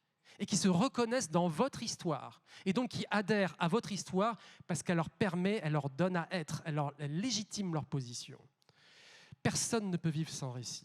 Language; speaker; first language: French; native; French